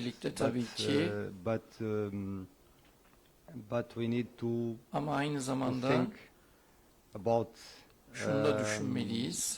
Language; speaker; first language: Turkish; non-native, learner; Portuguese